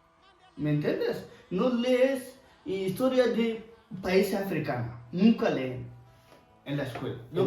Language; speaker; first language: Spanish; non-native, learner; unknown